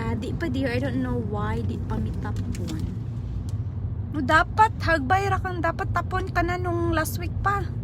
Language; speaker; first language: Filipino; non-native, local second language; Cebuano